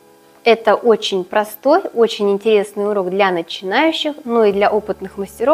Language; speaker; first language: Russian; native; Russian